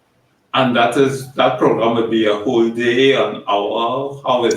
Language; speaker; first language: English; native; English